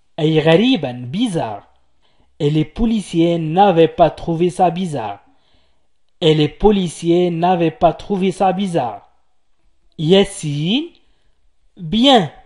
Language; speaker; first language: French; non-native, local second language; Arabic